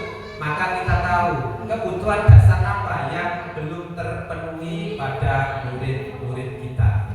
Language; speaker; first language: Indonesian; native; Indonesian